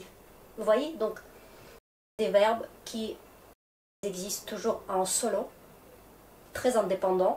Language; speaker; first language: French; non-native, fluent; Russian